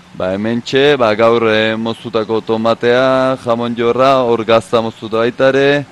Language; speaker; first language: Basque; native; Basque